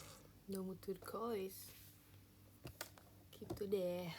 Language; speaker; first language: Indonesian; native; Indonesian